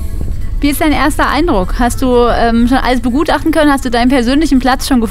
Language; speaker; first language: German; native; German